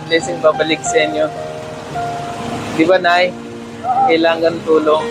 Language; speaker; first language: Filipino; non-native, learner; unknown